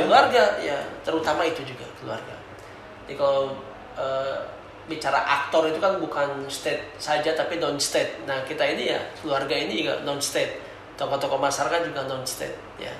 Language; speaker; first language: Indonesian; native; Indonesian